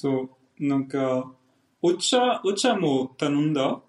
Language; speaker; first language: Japanese; non-native, fluent; French